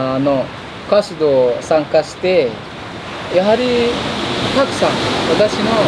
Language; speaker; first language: Japanese; non-native, fluent; Indonesian